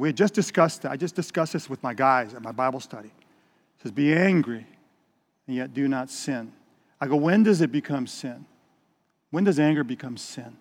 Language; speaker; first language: English; native; English